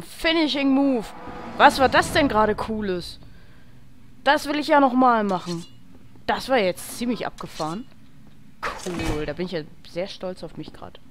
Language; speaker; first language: German; native; German